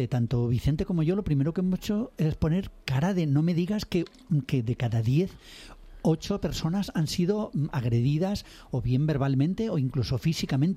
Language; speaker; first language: Spanish; native; Spanish